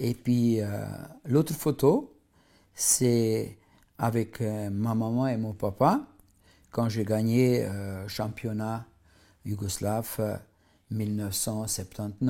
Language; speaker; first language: French; non-native, fluent; Macedonian